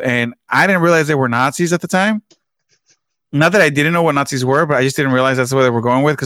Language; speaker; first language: English; early bilingual, other home language; Spanish